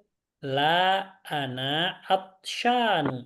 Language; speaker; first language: Arabic; non-native, fluent; Indonesian